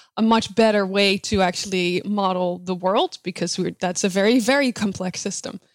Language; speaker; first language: English; non-native, fluent; Dutch